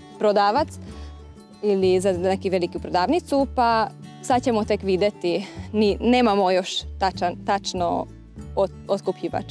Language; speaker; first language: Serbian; non-native, local second language; Hungarian